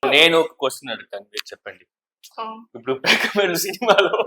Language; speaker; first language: Telugu; non-native, learner; Tamil